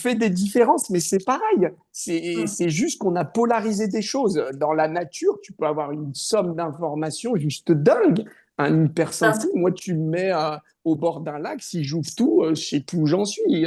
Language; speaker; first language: French; native; French